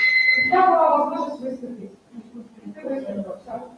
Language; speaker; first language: Russian; non-native, local second language; Kazakh